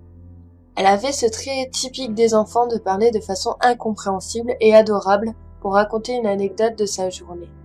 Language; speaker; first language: French; native; French